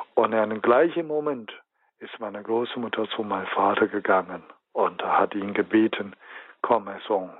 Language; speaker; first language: German; non-native, fluent; Chinese